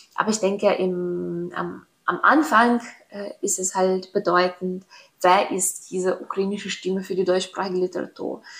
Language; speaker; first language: German; non-native, fluent; Ukrainian